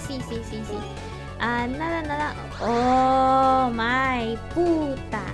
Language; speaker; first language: Spanish; early bilingual, heritage; English